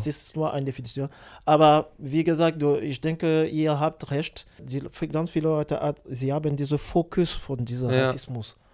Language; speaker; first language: German; non-native, learner; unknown